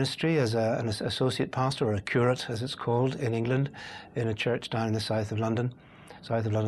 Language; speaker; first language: English; native; English